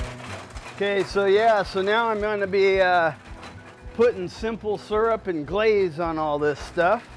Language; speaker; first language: English; native; English